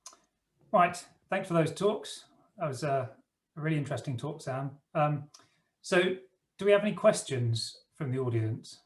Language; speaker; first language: English; native; English